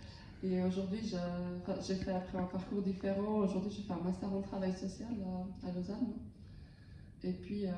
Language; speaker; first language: French; early bilingual, other home language; Albanian